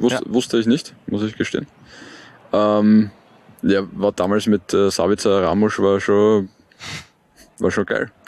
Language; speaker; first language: German; native; German